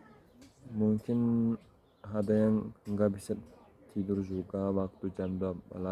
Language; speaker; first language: Indonesian; non-native, learner; Turkish